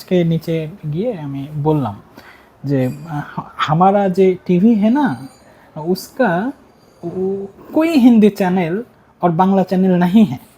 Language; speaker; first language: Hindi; non-native, learner; Bangla